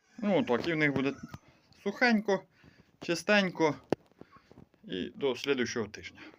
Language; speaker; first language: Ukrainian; native; Ukrainian